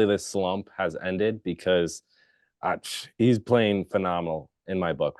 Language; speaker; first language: English; native; English